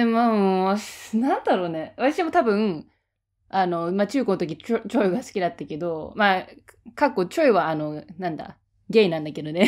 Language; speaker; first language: Japanese; native; Japanese